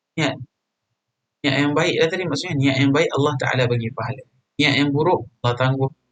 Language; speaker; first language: Malay; native; Malay